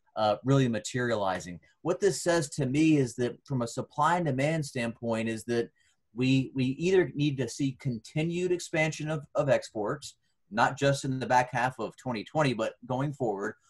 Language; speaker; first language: English; native; English